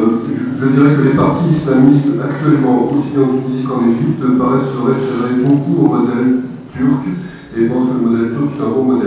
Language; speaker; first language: French; native; French